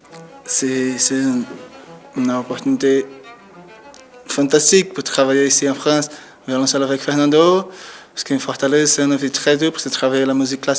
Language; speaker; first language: French; non-native, learner; Portuguese